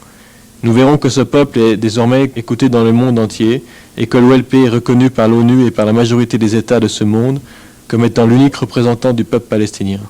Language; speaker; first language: French; native; French